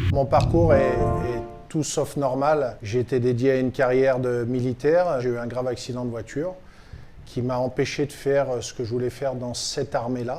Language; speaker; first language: French; native; French